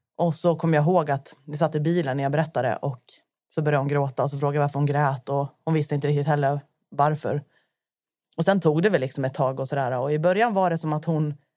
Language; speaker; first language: Swedish; early bilingual, other home language; Turoyo